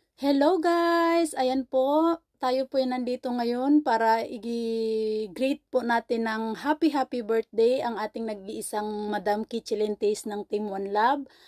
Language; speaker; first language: Filipino; non-native, local second language; Cebuano